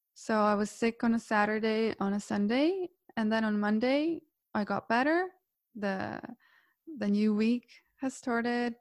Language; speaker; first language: English; non-native, fluent; Croatian